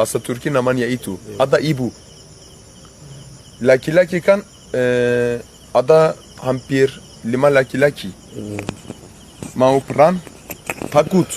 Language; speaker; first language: Indonesian; non-native, learner; Turkish